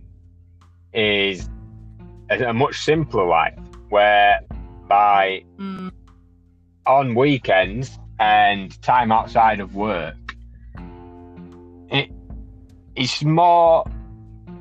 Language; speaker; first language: English; native; English